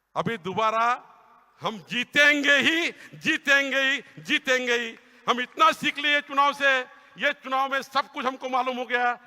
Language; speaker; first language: Hindi; non-native, local second language; Marathi